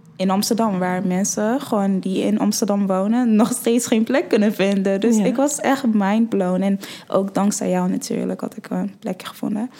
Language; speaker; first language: Dutch; early bilingual, other home language; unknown